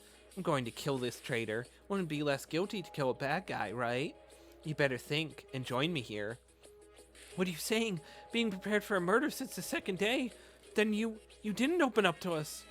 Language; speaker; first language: English; native; English